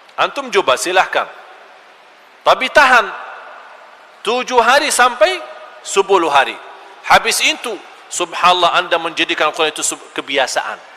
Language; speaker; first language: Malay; non-native, fluent; Arabic